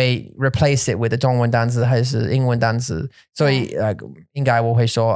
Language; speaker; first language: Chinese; non-native, learner; English